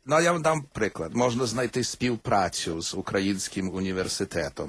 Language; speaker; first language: Ukrainian; early bilingual, heritage; Ukrainian